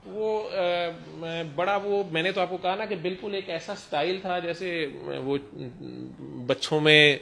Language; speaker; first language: Urdu; non-native, local second language; Punjabi